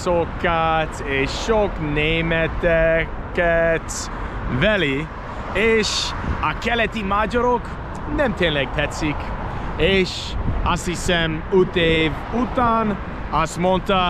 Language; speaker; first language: Hungarian; non-native, learner; English